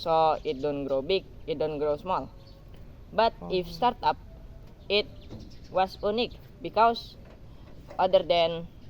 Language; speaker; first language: English; non-native, learner; Indonesian